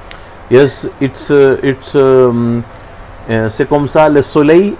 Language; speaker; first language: French; non-native, learner; Hindi